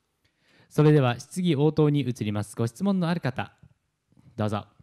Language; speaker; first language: Japanese; native; Japanese